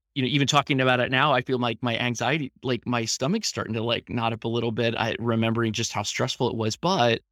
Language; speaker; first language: English; native; English